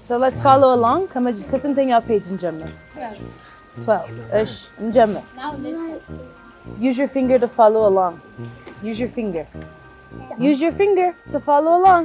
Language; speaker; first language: Amharic; native; Amharic